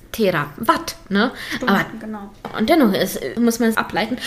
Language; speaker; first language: German; native; German